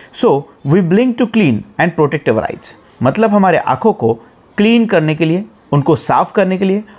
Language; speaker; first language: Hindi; non-native, local second language; Marathi